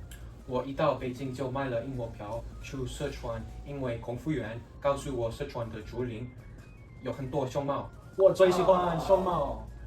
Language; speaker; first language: Chinese; non-native, learner; English